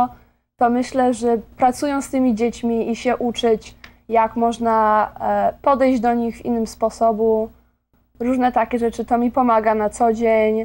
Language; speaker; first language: Polish; early bilingual, heritage; Polish